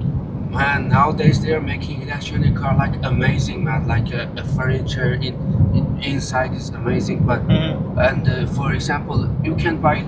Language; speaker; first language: English; non-native, fluent; Chinese